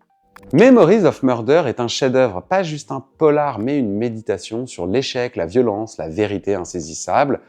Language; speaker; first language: French; native; French